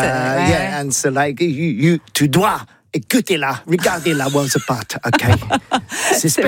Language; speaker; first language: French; non-native, learner; English